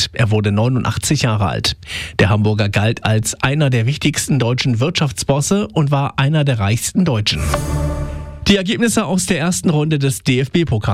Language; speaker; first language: German; native; German